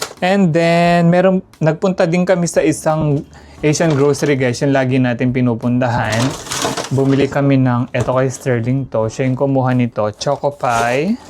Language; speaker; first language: Filipino; non-native, local second language; Pampanga